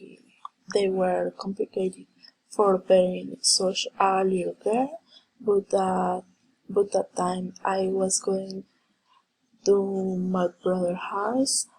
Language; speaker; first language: English; non-native, learner; Spanish